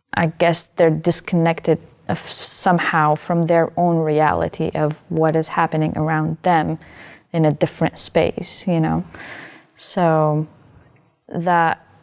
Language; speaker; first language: English; non-native, fluent; Arabic